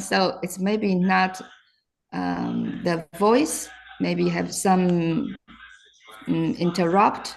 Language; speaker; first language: English; non-native, fluent; Chinese